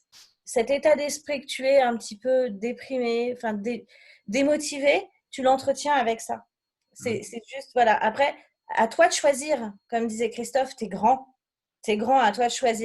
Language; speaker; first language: French; native; French